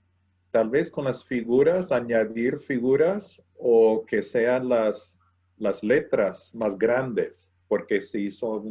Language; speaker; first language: Spanish; non-native, fluent; English